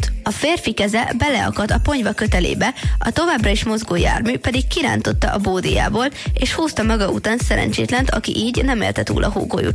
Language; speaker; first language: Hungarian; native; Hungarian